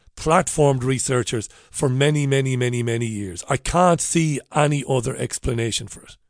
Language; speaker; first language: English; native; English